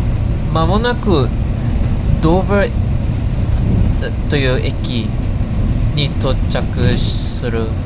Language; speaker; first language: Japanese; non-native, fluent; English